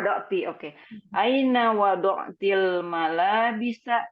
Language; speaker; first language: Arabic; non-native, learner; Indonesian